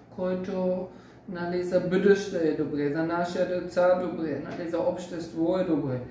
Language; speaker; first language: Bulgarian; non-native, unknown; German